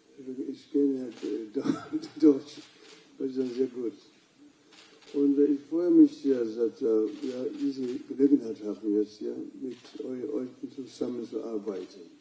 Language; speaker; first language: German; non-native, learner; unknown